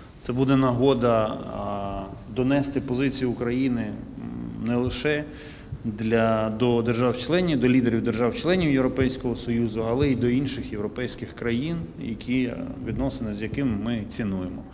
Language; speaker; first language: Ukrainian; native; Ukrainian